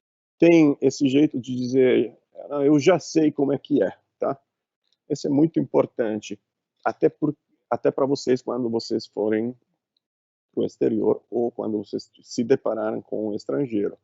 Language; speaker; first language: Portuguese; non-native, fluent; Italian